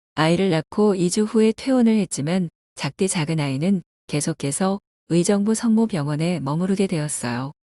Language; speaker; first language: Korean; non-native, fluent; Chinese